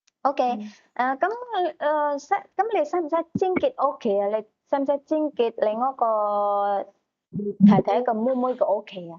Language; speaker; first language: Cantonese; native; Cantonese